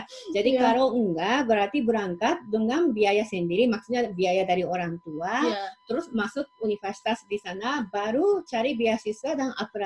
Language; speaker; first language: Indonesian; non-native, fluent; Japanese